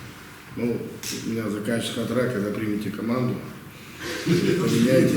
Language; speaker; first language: Russian; native; Russian